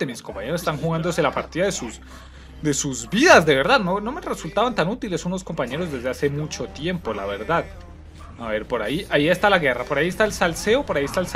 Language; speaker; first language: Spanish; native; Spanish